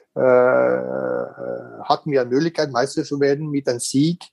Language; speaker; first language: German; non-native, fluent; Norwegian